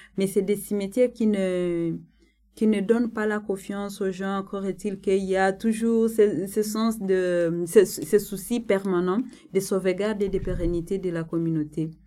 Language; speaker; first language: French; non-native, local second language; Nande